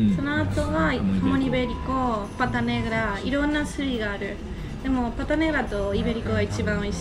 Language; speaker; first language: Japanese; non-native, fluent; Spanish